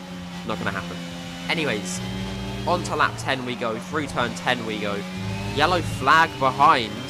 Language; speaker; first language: English; native; English